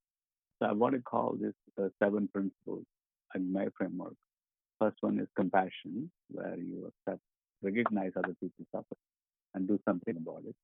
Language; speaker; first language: English; non-native, local second language; Tamil